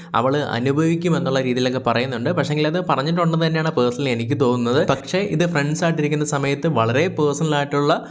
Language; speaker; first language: Malayalam; native; Malayalam